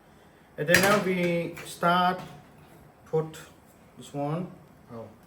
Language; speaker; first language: English; non-native, learner; Khmer